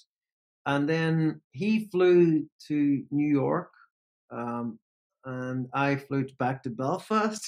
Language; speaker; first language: English; native; English